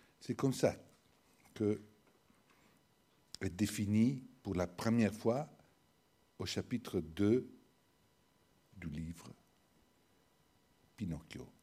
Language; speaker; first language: French; non-native, fluent; Italian